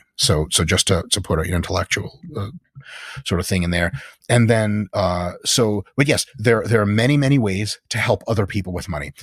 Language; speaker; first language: English; early bilingual, other home language; Russian